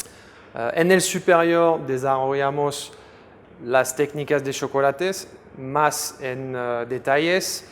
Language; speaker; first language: Spanish; non-native, fluent; French